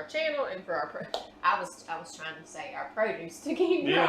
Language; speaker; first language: English; native; English